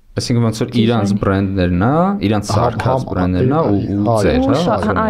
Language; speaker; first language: Armenian; native; Armenian